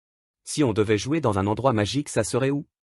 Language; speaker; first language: French; native; French